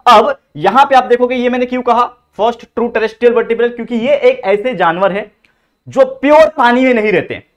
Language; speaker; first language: Hindi; native; Hindi